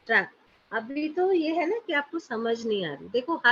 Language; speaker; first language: Hindi; native; Hindi